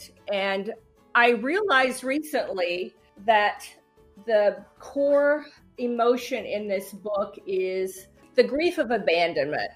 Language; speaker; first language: English; native; English